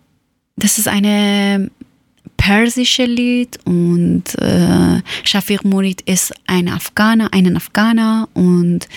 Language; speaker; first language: German; non-native, learner; Persian